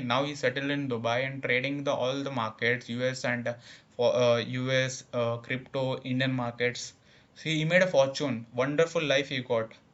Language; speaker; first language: English; non-native, local second language; Telugu